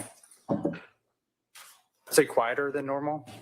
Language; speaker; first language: English; native; English